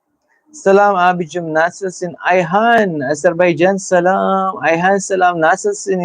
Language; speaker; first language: Turkish; non-native, learner; Filipino